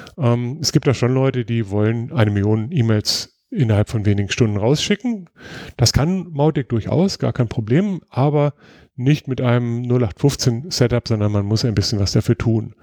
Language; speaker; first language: German; native; German